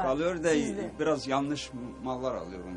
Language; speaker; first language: Turkish; early bilingual, heritage; Turkish